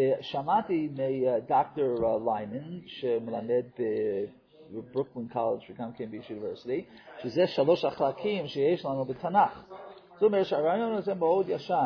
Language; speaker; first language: Hebrew; non-native, fluent; English